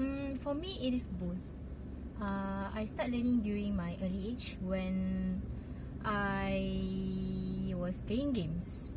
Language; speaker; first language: English; non-native, local second language; Malay